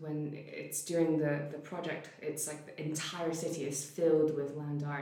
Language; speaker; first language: English; non-native, local second language; Cantonese